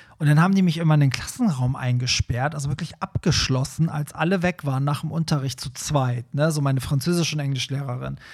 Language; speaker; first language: German; early bilingual, other home language; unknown